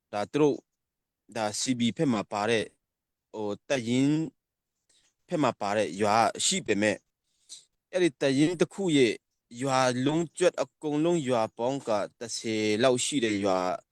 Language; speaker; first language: Burmese; non-native, local second language; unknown